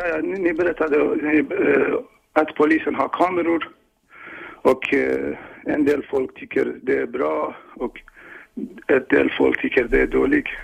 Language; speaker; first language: Swedish; non-native, learner; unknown